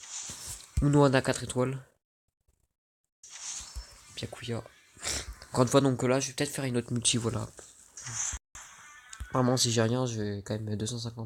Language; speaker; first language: French; native; French